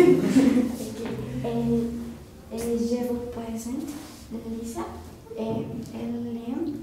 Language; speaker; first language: French; non-native, learner; Spanish